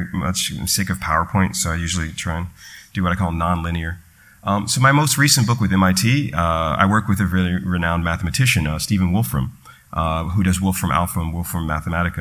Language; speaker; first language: English; native; English